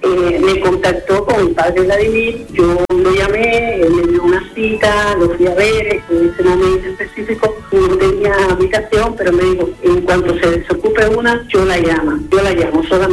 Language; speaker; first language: Spanish; native; Spanish